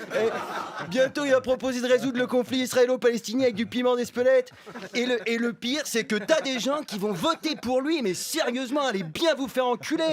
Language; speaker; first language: French; native; French